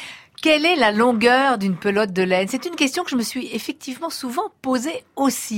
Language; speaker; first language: French; native; French